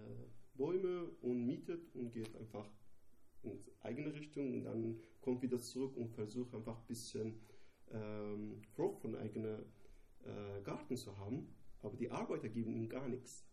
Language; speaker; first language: German; non-native, learner; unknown